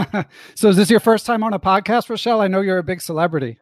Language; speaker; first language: English; native; English